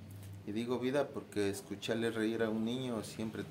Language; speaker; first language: Spanish; native; Spanish